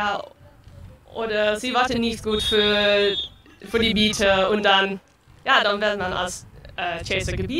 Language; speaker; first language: German; non-native, learner; Dutch